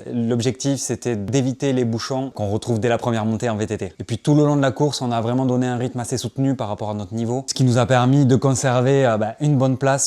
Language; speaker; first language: French; native; French